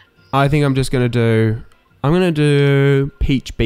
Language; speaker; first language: English; native; English